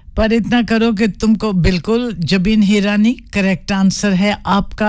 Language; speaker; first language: Urdu; early bilingual, heritage; Urdu